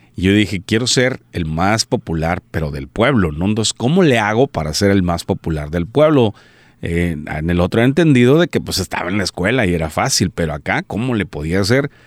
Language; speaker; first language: Spanish; native; Spanish